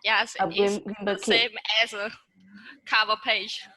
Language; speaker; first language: English; non-native, learner; Vietnamese